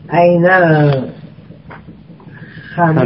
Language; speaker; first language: Arabic; non-native, learner; Indonesian